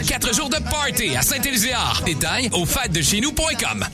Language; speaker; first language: French; native; French